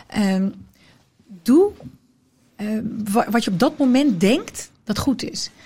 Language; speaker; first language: Dutch; early bilingual, other home language; Riffian